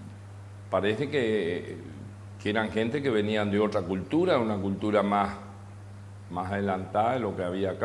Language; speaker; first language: Spanish; native; Spanish